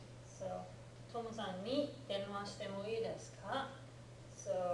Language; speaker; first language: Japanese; non-native, fluent; English